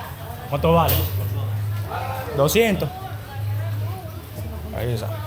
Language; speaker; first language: Spanish; non-native, learner; English